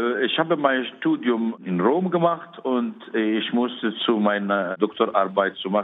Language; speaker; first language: German; non-native, learner; Arabic